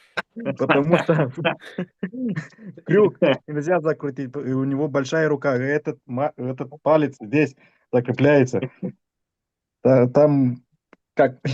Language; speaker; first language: Russian; non-native, fluent; Romanian